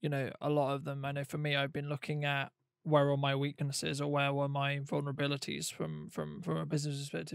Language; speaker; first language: English; native; English